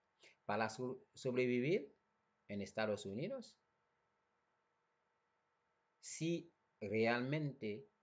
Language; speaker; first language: Spanish; non-native, fluent; Haitian Creole